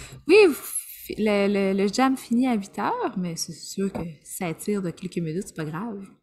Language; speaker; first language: French; native; French